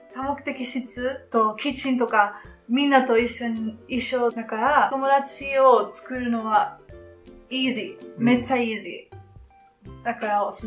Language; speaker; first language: Japanese; non-native, fluent; Dutch